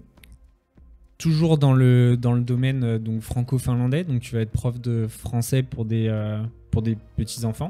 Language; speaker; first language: French; native; French